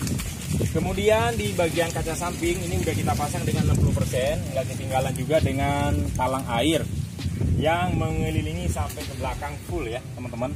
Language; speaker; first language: Indonesian; native; Indonesian